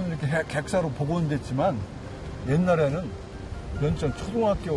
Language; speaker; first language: Korean; native; Korean